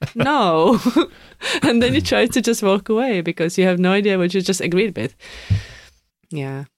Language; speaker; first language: English; non-native, fluent; Czech